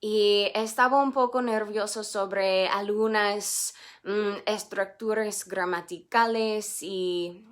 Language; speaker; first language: Spanish; non-native, fluent; English